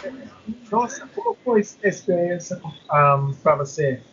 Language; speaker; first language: Portuguese; non-native, learner; English